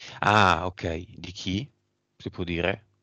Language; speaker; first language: Italian; native; Italian